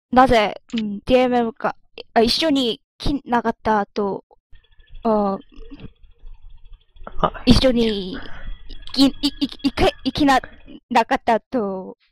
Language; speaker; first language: Japanese; non-native, learner; Korean